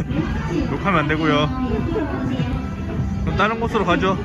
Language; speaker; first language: Korean; native; Korean